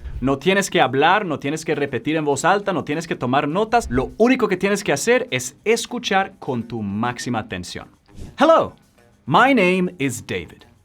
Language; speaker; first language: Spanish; non-native, fluent; English